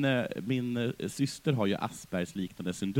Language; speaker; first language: Swedish; native; Swedish